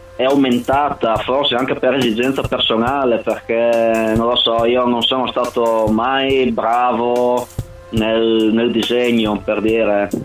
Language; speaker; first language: Italian; native; Italian